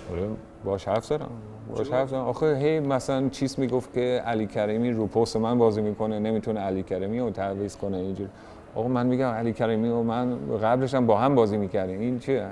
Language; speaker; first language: Persian; early bilingual, heritage; German